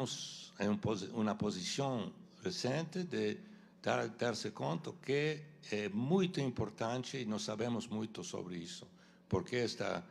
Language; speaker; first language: Portuguese; non-native, fluent; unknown